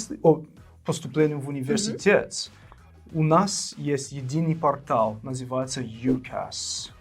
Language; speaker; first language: Russian; non-native, fluent; English